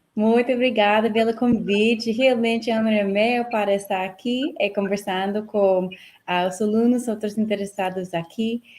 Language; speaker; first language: Portuguese; non-native, fluent; English